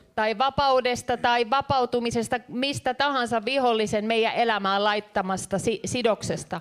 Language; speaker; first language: Finnish; native; Finnish